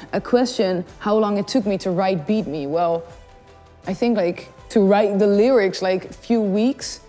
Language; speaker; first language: English; non-native, fluent; Dutch